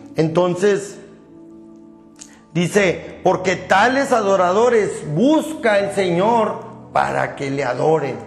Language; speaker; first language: Spanish; native; Spanish